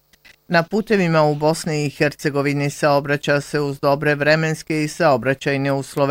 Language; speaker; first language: Bosnian; native; Bosnian